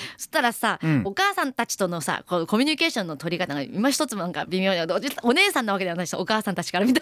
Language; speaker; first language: Japanese; native; Japanese